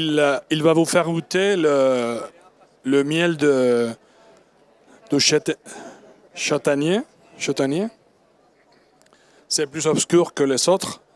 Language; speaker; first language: French; non-native, learner; Spanish